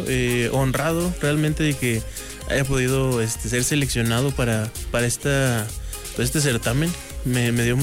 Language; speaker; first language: Spanish; native; Spanish